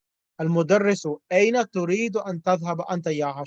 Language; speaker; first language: Arabic; non-native, fluent; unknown